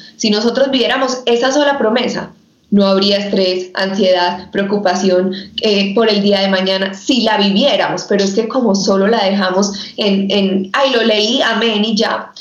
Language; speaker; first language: Spanish; native; Spanish